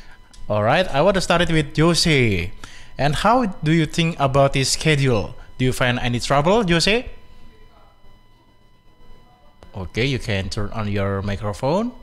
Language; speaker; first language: English; non-native, fluent; Indonesian